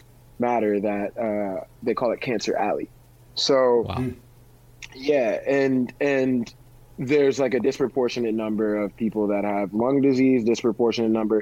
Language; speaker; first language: English; native; English